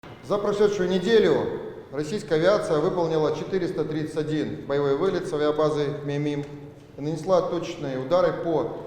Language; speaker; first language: Russian; native; Russian